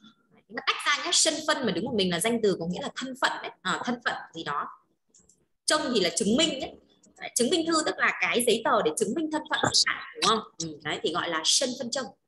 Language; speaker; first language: Vietnamese; native; Vietnamese